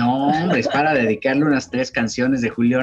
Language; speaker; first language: Spanish; native; Spanish